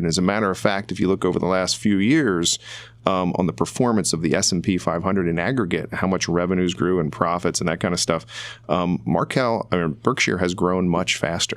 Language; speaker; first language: English; native; English